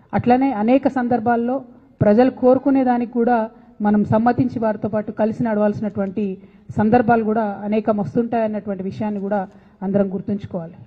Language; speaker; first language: Telugu; native; Telugu